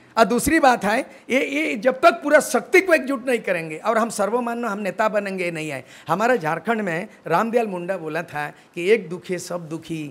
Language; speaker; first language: Hindi; native; Hindi